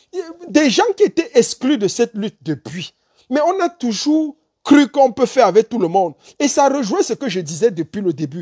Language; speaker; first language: French; native; French